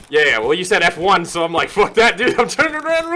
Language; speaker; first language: English; native; English